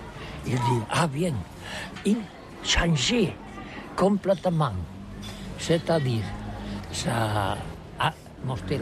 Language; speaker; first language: French; non-native, learner; Catalan